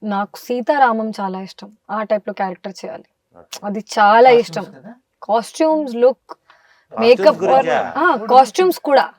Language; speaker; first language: Telugu; non-native, local second language; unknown